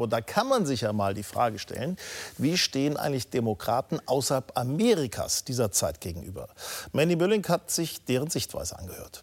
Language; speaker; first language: German; native; German